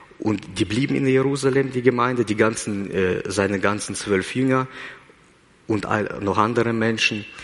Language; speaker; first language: German; early bilingual, other home language; Russian